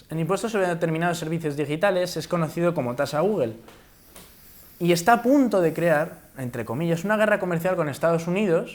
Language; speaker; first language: Spanish; native; Spanish